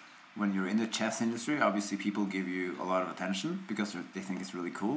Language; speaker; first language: English; non-native, fluent; Norwegian